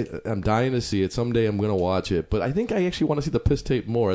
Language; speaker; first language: English; native; English